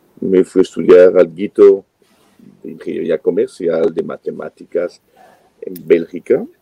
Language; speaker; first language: Spanish; non-native, fluent; French